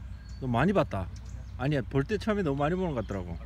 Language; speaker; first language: Korean; native; Korean